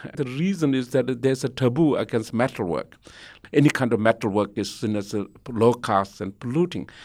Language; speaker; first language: English; non-native, local second language; Tibetan